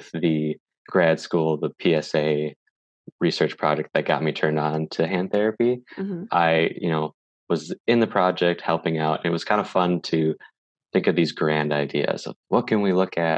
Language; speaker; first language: English; native; English